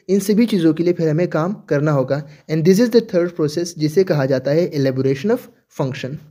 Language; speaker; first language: Urdu; native; Urdu